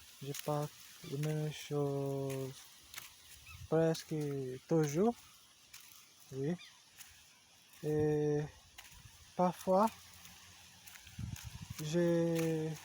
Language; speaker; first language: French; non-native, learner; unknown